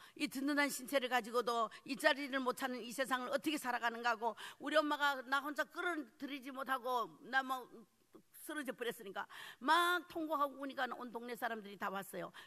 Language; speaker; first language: Korean; early bilingual, heritage; Korean